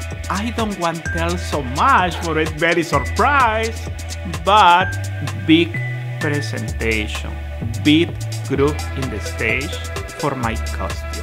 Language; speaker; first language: English; non-native, learner; Spanish